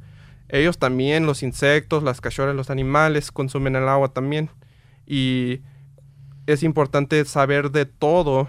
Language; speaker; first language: Spanish; early bilingual, heritage; Spanish